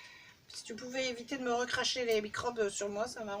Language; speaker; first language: French; native; French